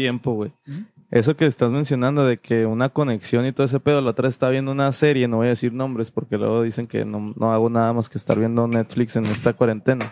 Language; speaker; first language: Spanish; native; Spanish